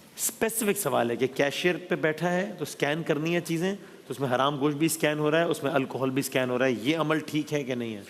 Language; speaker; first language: Urdu; native; Urdu